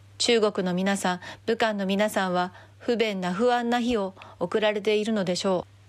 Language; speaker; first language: Japanese; native; Japanese